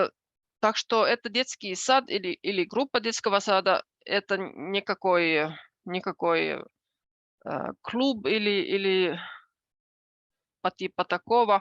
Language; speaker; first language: Russian; non-native, fluent; Finnish